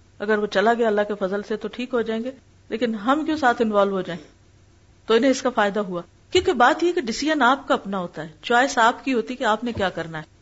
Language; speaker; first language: Urdu; native; Urdu